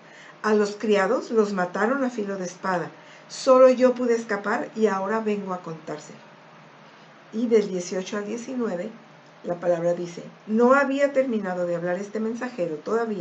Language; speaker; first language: Spanish; native; Spanish